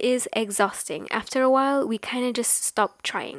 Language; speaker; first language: English; non-native, local second language; Malay